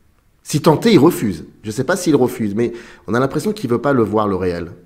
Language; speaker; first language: French; native; French